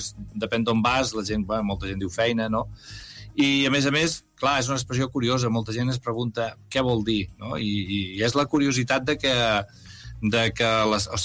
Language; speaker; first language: Catalan; native; Catalan